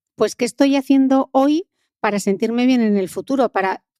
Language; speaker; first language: Spanish; native; Spanish